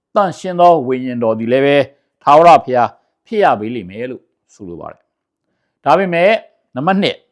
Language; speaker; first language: Burmese; native; Burmese